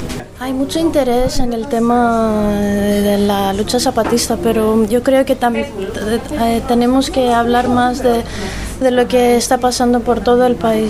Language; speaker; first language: Spanish; non-native, fluent; Greek